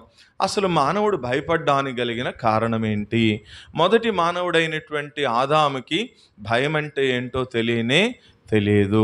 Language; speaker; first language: Telugu; native; Telugu